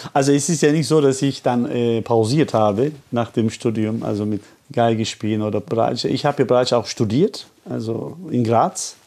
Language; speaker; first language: German; non-native, fluent; Turkish